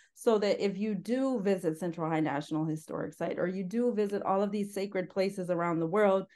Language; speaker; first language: English; native; English